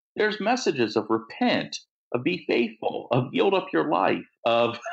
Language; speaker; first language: English; native; English